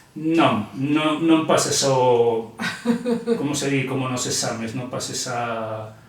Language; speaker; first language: Galician; native; Galician